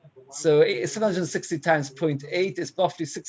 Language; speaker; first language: English; native; English